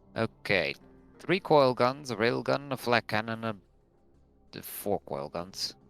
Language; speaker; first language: English; non-native, fluent; Latvian